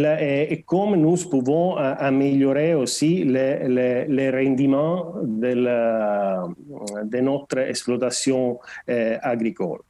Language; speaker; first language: French; non-native, learner; Portuguese